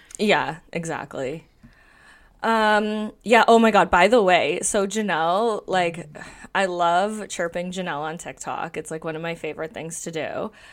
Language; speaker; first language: English; native; English